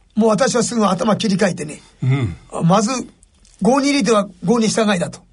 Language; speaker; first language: Japanese; native; Japanese